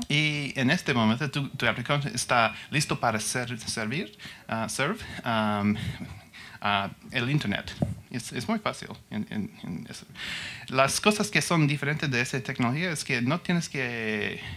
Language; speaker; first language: Spanish; non-native, learner; English